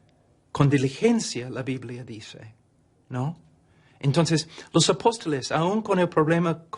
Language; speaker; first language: Spanish; non-native, fluent; English